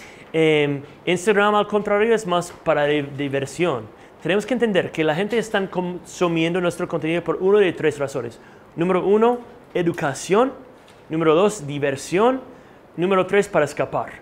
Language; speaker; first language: Spanish; non-native, fluent; English